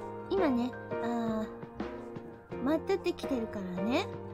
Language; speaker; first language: Japanese; non-native, fluent; English